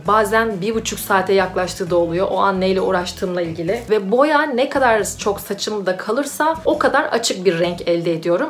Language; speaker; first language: Turkish; native; Turkish